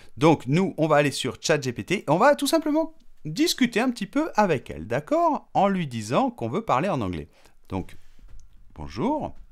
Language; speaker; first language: French; native; French